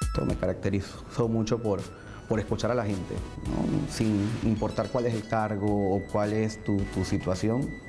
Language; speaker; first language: Spanish; native; Spanish